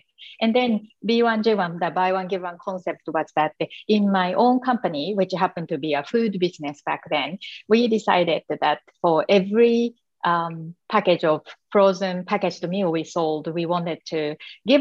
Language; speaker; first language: English; non-native, fluent; Japanese